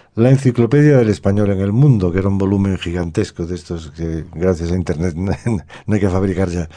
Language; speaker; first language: Spanish; native; Spanish